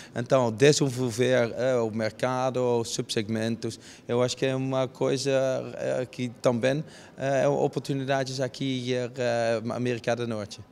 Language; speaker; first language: Portuguese; non-native, learner; Dutch